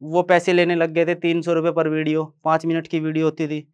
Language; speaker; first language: Hindi; native; Hindi